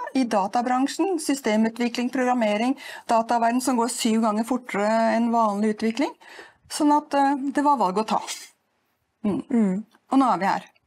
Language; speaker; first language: Norwegian; native; Norwegian